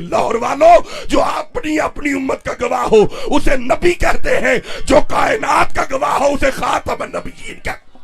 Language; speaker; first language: Urdu; non-native, local second language; Punjabi